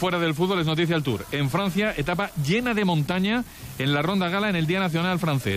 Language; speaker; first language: Spanish; native; Spanish